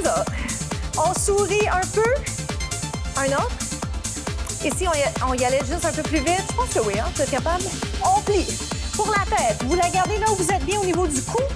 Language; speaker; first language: French; native; French